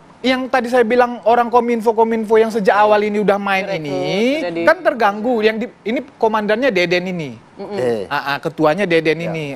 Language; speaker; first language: Indonesian; native; Indonesian